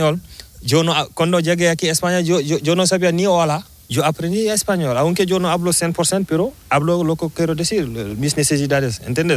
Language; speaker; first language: Spanish; non-native, learner; Fula